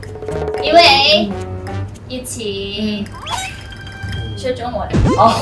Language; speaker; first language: Chinese; non-native, learner; Thai